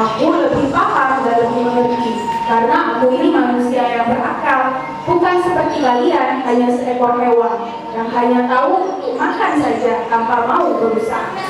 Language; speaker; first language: Indonesian; native; Indonesian